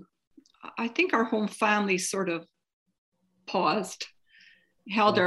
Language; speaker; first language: English; native; English